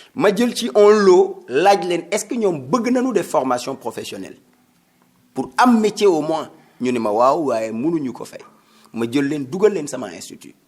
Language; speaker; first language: Wolof; non-native, local second language; Serer